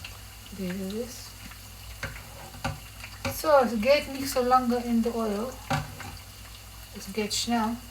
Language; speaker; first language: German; non-native, learner; English